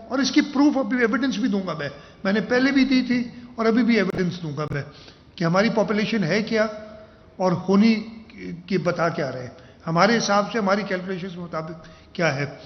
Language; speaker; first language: Urdu; non-native, local second language; Sindhi